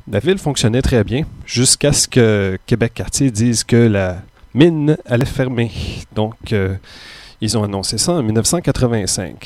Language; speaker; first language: French; native; French